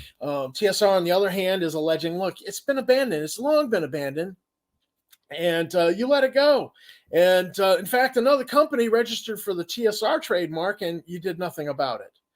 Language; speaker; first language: English; native; English